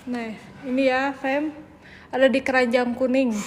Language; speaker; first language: Indonesian; native; Indonesian